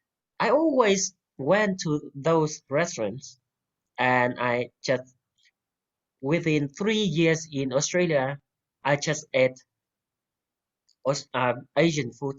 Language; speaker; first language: English; non-native, fluent; Vietnamese